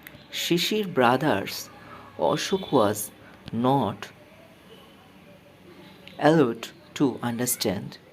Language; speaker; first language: English; non-native, local second language; Bangla